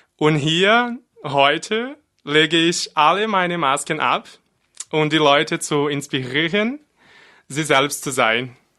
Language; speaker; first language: German; non-native, fluent; Portuguese